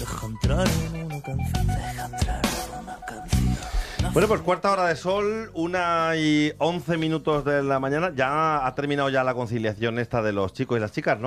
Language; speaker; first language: Spanish; native; Spanish